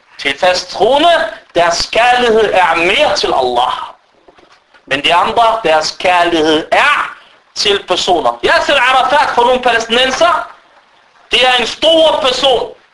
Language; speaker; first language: Danish; non-native, fluent; Arabic